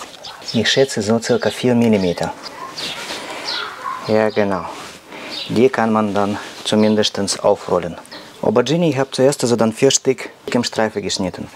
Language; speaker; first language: German; non-native, learner; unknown